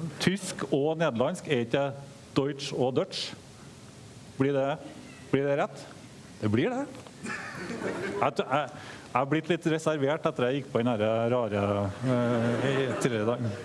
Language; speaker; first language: Norwegian; native; Norwegian